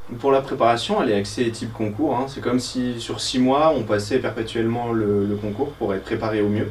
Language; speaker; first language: French; native; French